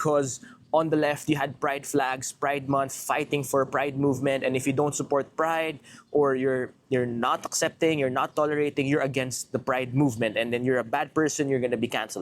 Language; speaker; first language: English; non-native, local second language; Filipino